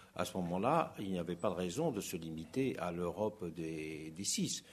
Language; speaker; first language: French; native; French